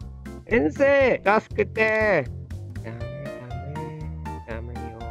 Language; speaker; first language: Japanese; non-native, learner; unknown